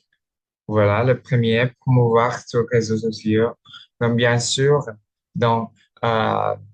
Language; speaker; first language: French; non-native, learner; Indonesian